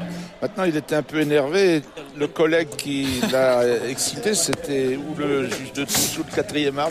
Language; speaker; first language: French; native; French